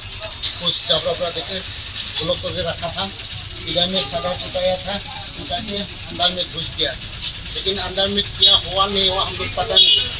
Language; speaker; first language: Hindi; non-native, local second language; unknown